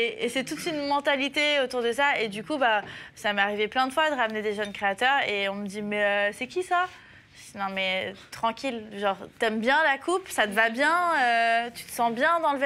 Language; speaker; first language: French; native; French